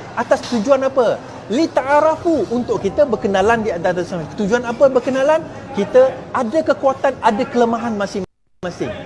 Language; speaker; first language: Malay; non-native, local second language; Chinese